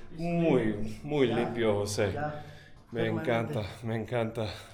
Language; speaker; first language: Spanish; non-native, fluent; English